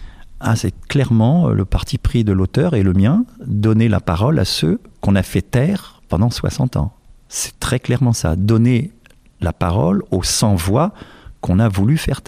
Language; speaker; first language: French; native; French